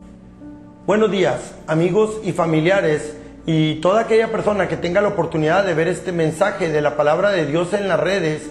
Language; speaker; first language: Spanish; native; Spanish